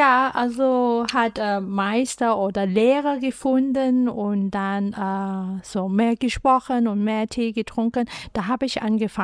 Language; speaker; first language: German; non-native, fluent; Chinese